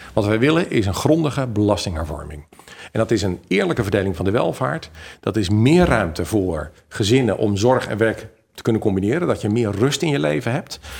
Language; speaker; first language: Dutch; native; Dutch